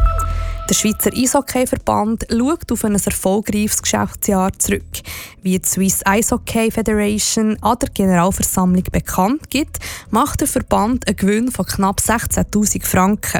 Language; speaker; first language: German; native; German